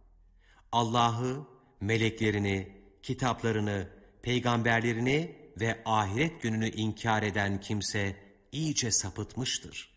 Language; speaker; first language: Turkish; native; Turkish